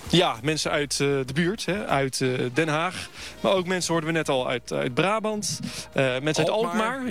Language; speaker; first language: Dutch; native; Dutch